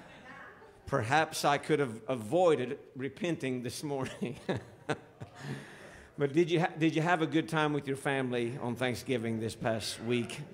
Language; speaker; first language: English; native; English